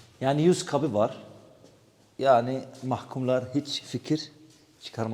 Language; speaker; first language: Turkish; non-native, learner; Arabic